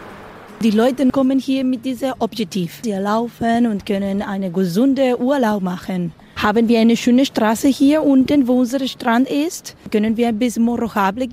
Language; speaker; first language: German; non-native, learner; Spanish